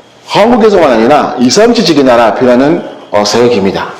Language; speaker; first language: Korean; non-native, learner; French